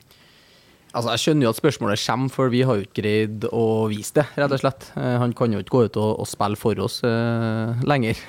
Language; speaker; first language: Norwegian; native; Norwegian